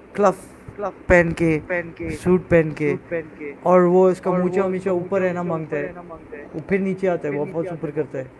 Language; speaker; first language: Hindi; non-native, fluent; Bangla